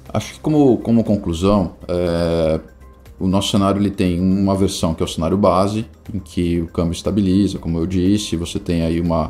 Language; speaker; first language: Portuguese; native; Portuguese